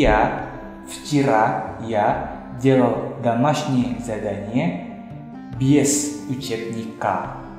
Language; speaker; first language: Russian; non-native, fluent; Indonesian